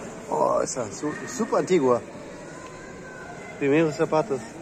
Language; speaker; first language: Spanish; non-native, learner; German